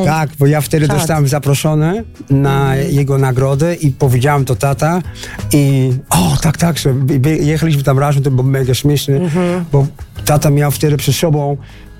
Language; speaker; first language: Polish; early bilingual, heritage; Polish